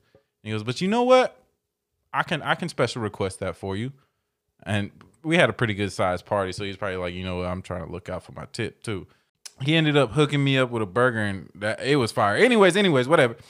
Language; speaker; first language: English; native; English